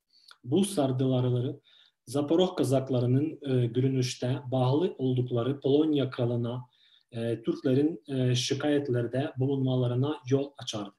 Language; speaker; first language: Turkish; non-native, fluent; Ukrainian